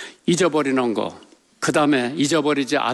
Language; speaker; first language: Korean; native; Korean